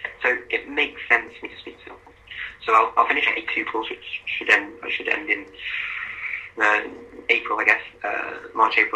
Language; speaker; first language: English; native; English